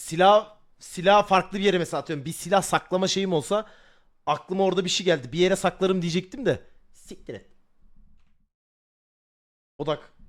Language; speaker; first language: Turkish; native; Turkish